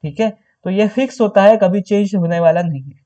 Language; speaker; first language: Hindi; non-native, local second language; Marathi